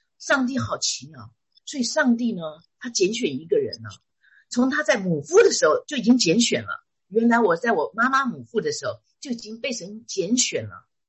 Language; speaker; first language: Chinese; native; Chinese